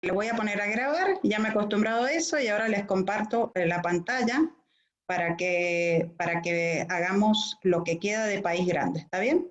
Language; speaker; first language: Spanish; native; Spanish